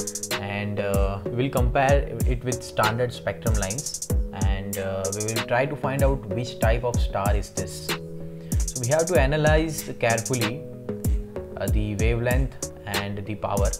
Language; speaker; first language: English; non-native, local second language; Hindi